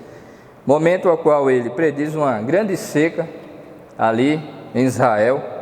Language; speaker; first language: Portuguese; native; Portuguese